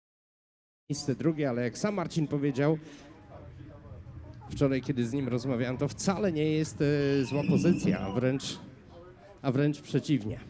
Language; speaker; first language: Polish; native; Polish